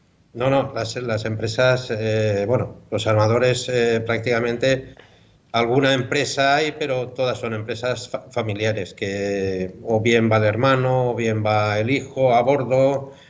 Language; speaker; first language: Spanish; native; Spanish